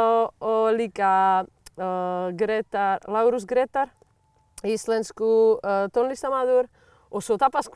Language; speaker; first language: Icelandic; non-native, learner; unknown